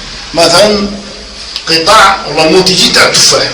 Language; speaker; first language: Arabic; native; Arabic